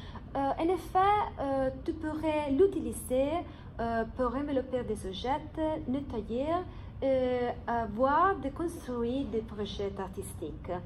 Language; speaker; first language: French; non-native, fluent; English